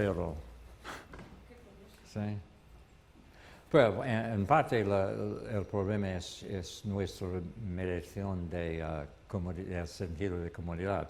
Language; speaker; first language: Spanish; non-native, learner; English